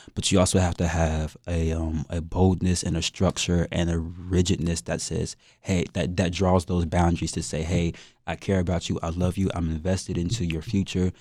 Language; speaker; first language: English; native; English